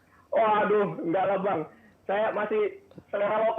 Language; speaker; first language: Indonesian; native; Indonesian